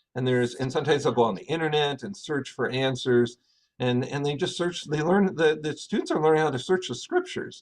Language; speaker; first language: English; native; English